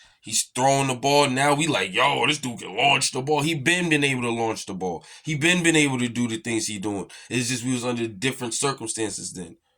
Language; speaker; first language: English; native; English